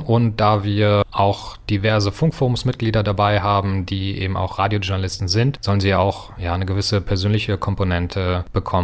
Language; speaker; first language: German; native; German